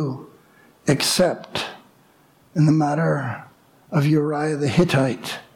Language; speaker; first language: English; native; English